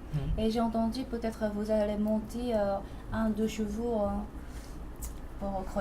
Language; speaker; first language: French; non-native, fluent; Korean